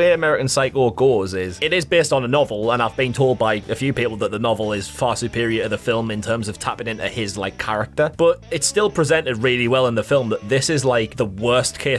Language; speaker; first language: English; native; English